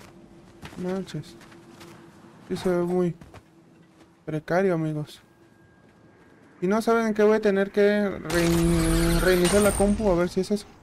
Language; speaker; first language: Spanish; native; Spanish